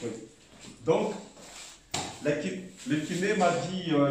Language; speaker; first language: French; native; French